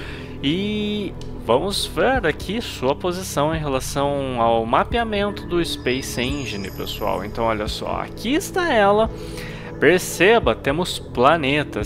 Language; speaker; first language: Portuguese; native; Portuguese